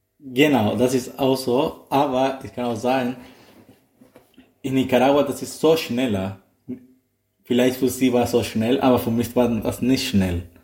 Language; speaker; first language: German; non-native, learner; Spanish